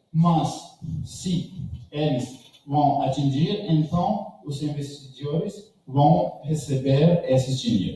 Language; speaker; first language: Portuguese; non-native, learner; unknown